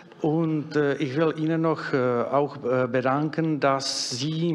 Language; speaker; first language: German; non-native, fluent; Czech